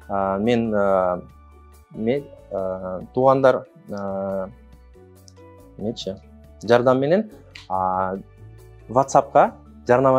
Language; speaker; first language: Kyrgyz; non-native, local second language; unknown